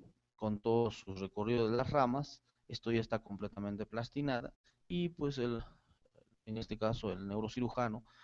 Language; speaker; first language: Spanish; native; Spanish